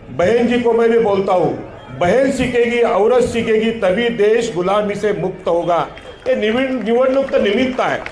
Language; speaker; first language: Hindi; non-native, local second language; Marathi